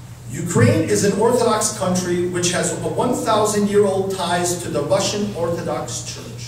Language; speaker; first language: English; early bilingual, other home language; Ukrainian